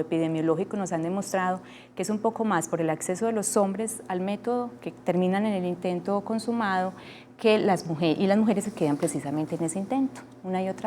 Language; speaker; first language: Spanish; native; Spanish